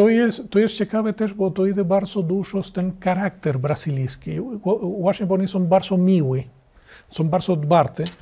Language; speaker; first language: Polish; non-native, learner; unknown